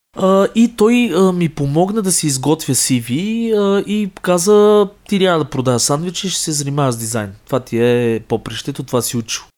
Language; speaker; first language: Bulgarian; native; Bulgarian